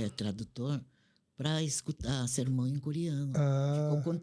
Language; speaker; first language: Portuguese; non-native, fluent; Korean